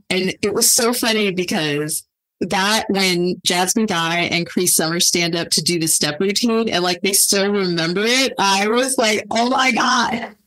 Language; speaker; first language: English; native; English